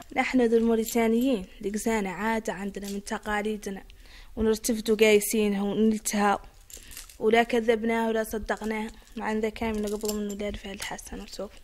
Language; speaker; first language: Arabic; native; Arabic